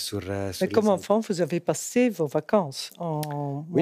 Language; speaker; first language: French; non-native, fluent; Dutch